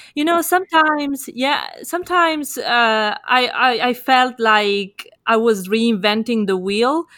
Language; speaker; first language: English; non-native, fluent; Italian